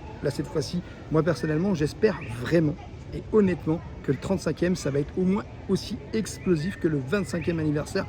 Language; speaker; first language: French; native; French